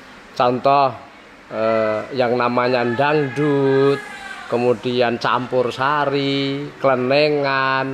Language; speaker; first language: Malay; non-native, local second language; Javanese